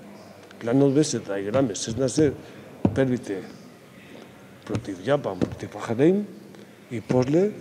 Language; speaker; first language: Macedonian; non-native, learner; Spanish